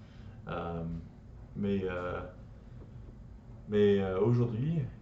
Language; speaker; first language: French; non-native, learner; English